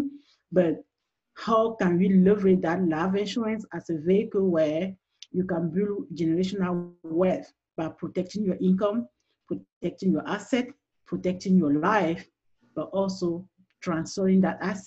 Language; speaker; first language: English; non-native, local second language; French